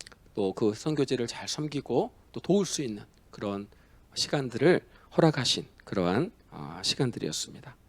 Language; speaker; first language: Korean; native; Korean